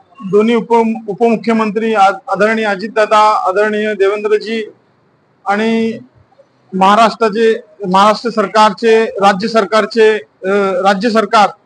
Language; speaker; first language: Marathi; native; Marathi